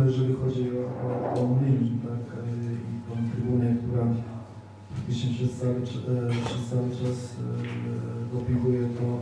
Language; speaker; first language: Polish; non-native, fluent; Serbian